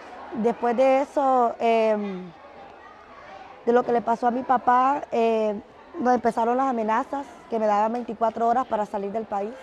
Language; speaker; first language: Spanish; native; Spanish